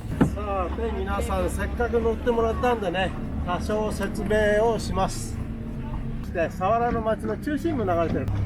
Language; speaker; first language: Japanese; native; Japanese